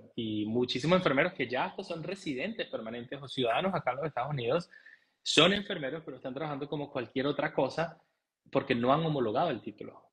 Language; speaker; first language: Spanish; native; Spanish